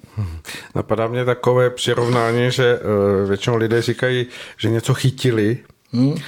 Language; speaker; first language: Czech; native; Czech